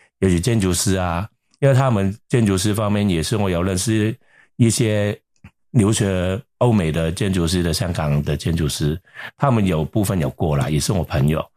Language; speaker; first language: Chinese; non-native, local second language; Cantonese